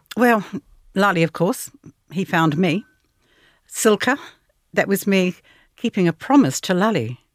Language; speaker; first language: English; native; English